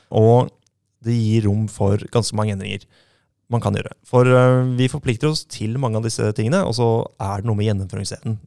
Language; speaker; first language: Norwegian; native; Norwegian